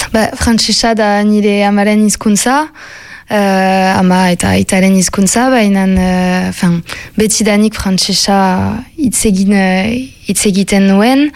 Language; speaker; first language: Basque; non-native, local second language; French